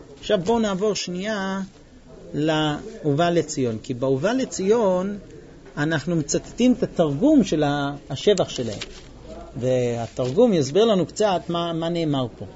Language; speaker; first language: Hebrew; non-native, fluent; English